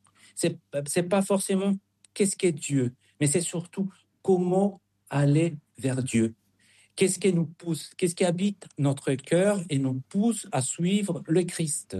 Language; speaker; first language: French; non-native, fluent; Spanish